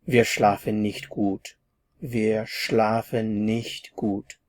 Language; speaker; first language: German; non-native, fluent; English